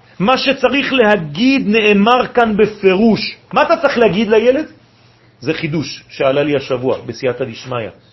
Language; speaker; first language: Hebrew; non-native, fluent; French